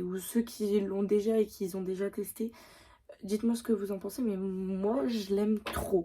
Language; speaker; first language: French; native; French